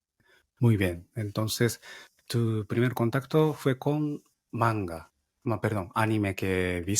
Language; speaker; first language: Spanish; non-native, fluent; Japanese